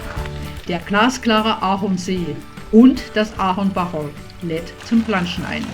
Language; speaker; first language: German; native; German